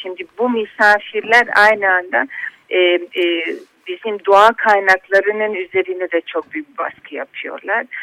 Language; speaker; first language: Turkish; non-native, fluent; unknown